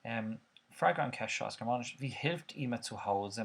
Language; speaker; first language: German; non-native, fluent; Irish